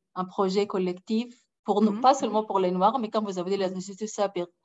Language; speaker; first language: French; non-native, fluent; Arabic